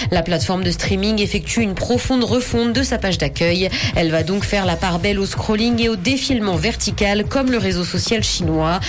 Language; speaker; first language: French; native; French